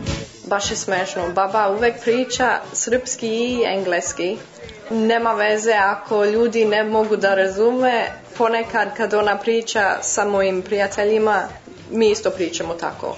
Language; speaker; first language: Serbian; early bilingual, heritage; English